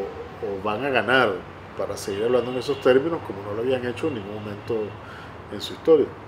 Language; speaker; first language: Spanish; native; Spanish